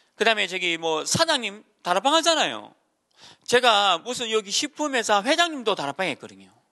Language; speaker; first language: Korean; native; Korean